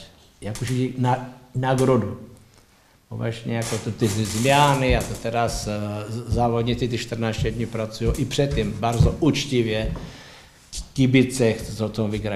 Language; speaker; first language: Polish; non-native, learner; Czech